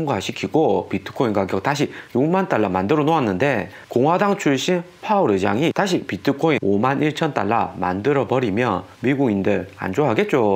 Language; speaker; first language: Korean; native; Korean